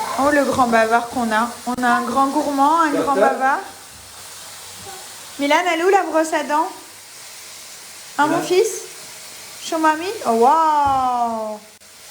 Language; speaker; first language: French; native; French